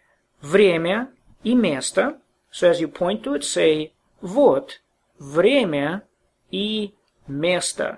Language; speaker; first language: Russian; non-native, fluent; English